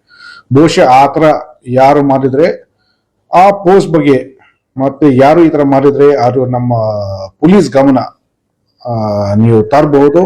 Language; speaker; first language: Kannada; non-native, fluent; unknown